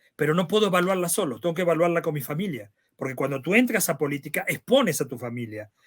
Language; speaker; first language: Spanish; native; Spanish